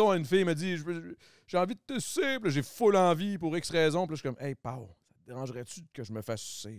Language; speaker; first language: French; native; French